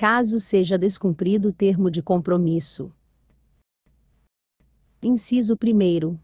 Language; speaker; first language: Portuguese; native; Portuguese